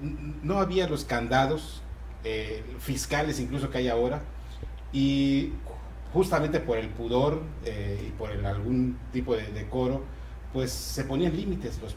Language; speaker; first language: Spanish; native; Spanish